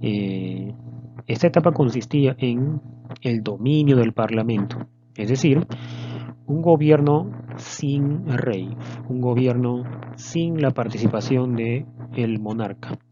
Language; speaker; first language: Spanish; native; Spanish